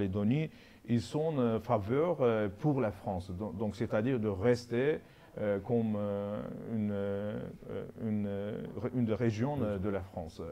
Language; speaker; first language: French; non-native, learner; Azerbaijani